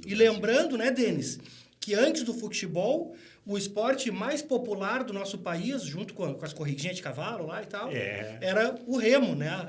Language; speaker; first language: Portuguese; native; Portuguese